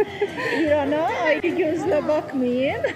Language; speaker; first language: Turkish; non-native, learner; Azerbaijani